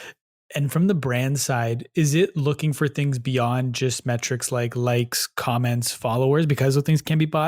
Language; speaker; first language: English; native; English